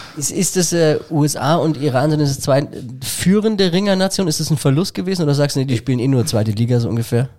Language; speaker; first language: German; native; German